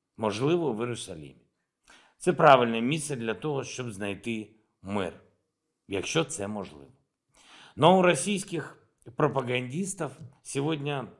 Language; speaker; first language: Ukrainian; non-native, local second language; Russian